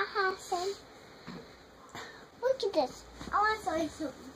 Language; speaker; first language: English; native; English